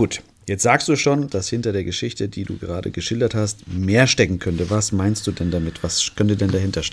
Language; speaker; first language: German; native; German